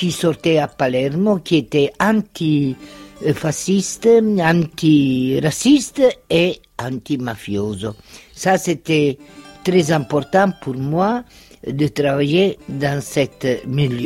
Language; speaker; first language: French; non-native, fluent; Italian